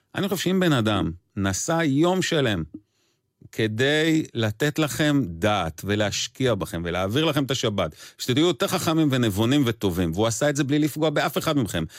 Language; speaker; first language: Hebrew; native; Hebrew